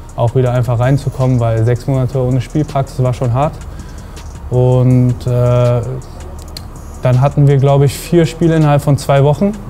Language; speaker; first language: German; native; German